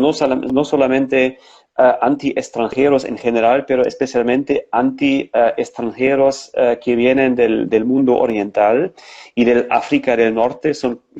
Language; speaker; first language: Spanish; non-native, fluent; German